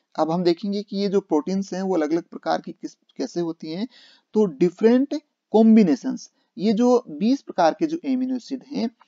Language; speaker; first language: Hindi; native; Hindi